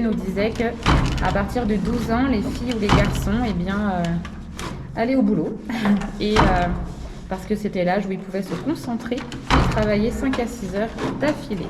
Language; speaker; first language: French; native; French